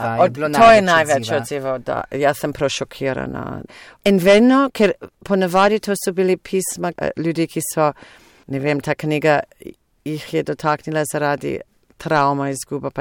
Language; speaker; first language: Slovenian; non-native, fluent; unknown